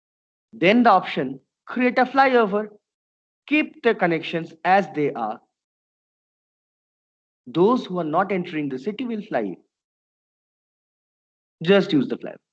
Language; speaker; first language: English; non-native, local second language; Bangla